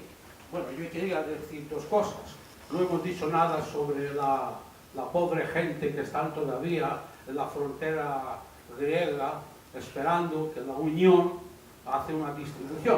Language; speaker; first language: Spanish; non-native, fluent; Greek